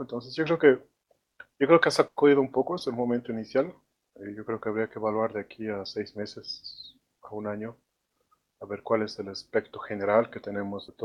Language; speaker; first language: Spanish; native; Spanish